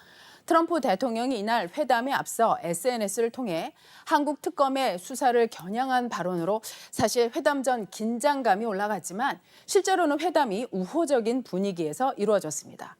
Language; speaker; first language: Korean; native; Korean